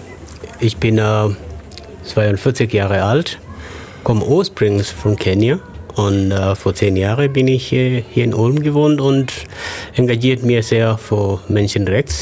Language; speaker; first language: German; non-native, fluent; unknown